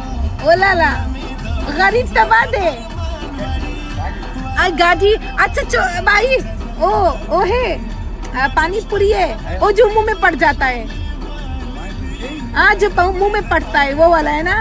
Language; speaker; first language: Hindi; non-native, local second language; Pashto